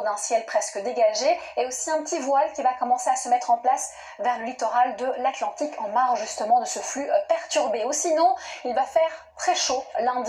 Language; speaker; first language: French; native; French